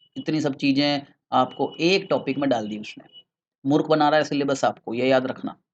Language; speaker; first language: Hindi; native; Hindi